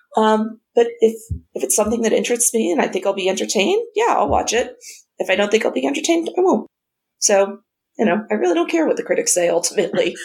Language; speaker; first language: English; native; English